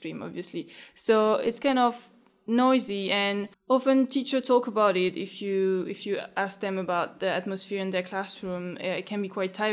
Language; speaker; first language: English; non-native, fluent; French